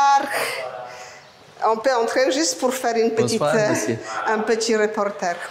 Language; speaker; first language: French; non-native, fluent; Polish